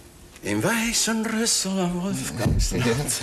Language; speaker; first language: German; non-native, fluent; Dutch